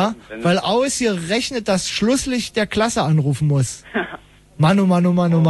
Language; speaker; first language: German; native; German